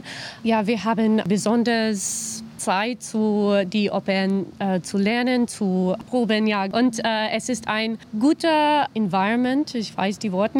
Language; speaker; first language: German; non-native, learner; English